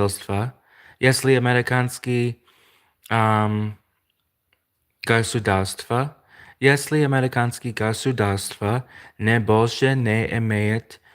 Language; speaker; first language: Russian; non-native, learner; English